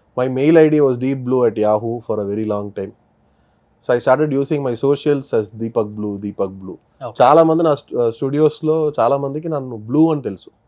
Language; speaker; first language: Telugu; native; Telugu